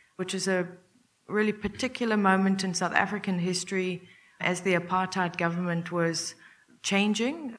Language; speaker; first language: English; native; English